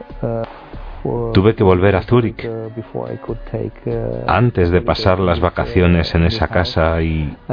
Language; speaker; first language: Spanish; non-native, fluent; German